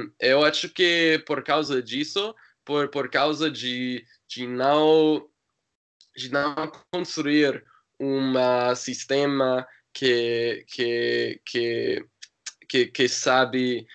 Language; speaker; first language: Portuguese; non-native, learner; English